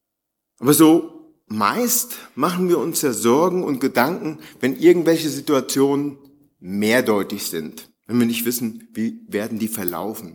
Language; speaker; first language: German; native; German